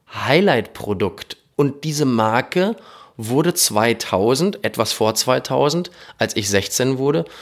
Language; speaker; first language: German; native; German